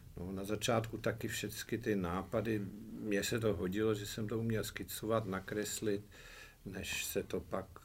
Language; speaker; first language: Czech; early bilingual, heritage; Czech